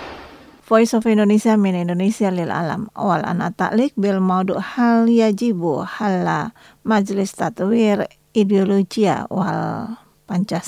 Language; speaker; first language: Arabic; non-native, fluent; Indonesian